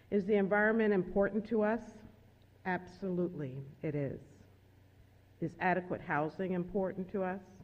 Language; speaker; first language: English; native; English